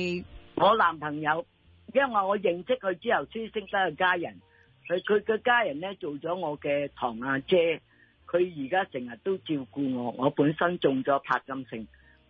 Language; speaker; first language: Cantonese; native; Cantonese